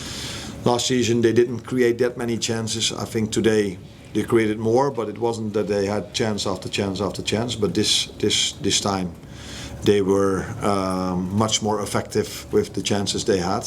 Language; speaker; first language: English; non-native, fluent; Dutch